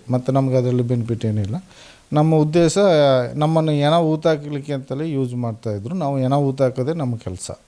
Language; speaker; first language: Kannada; native; Kannada